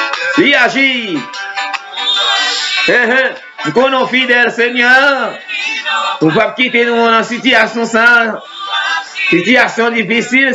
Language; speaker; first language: French; non-native, local second language; Haitian Creole